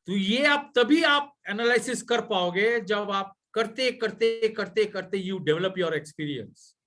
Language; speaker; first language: Hindi; non-native, local second language; Bangla